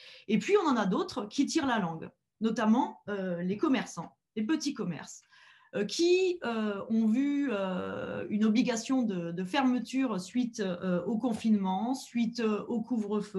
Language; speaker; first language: French; native; French